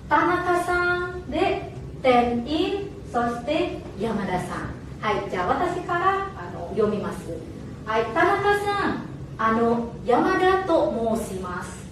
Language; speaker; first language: Japanese; non-native, fluent; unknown